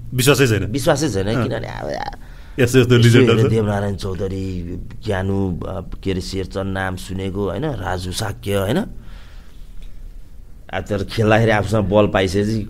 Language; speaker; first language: Nepali; native; Nepali